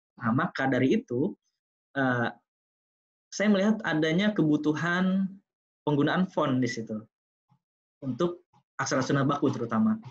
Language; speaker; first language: Indonesian; non-native, local second language; Sundanese